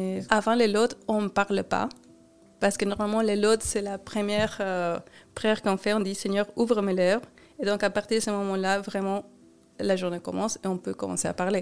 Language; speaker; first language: French; non-native, fluent; Spanish